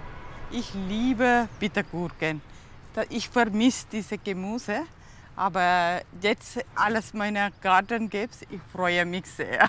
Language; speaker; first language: German; non-native, learner; Tamil